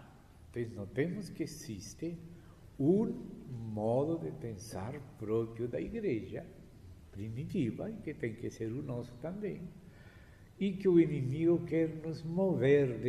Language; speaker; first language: Portuguese; non-native, fluent; Spanish